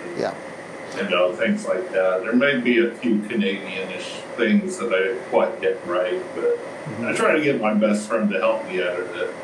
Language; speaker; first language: English; native; English